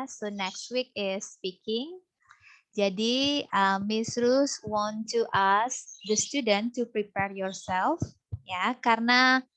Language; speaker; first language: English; non-native, fluent; Indonesian